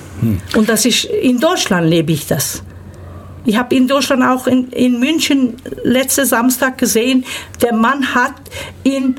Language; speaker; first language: German; early bilingual, other home language; Turkish